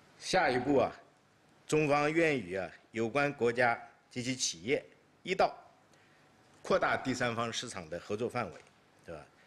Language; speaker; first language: Chinese; native; Chinese